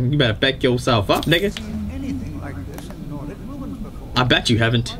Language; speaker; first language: English; native; English